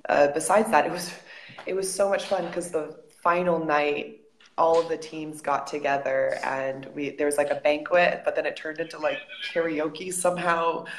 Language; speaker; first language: English; native; English